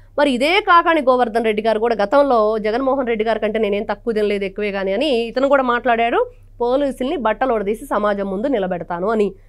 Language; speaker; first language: Telugu; native; Telugu